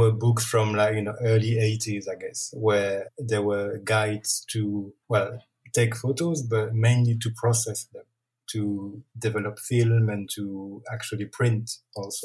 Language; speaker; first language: English; non-native, fluent; French